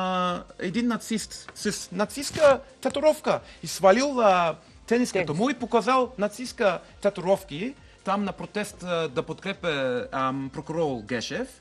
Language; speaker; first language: Bulgarian; non-native, learner; English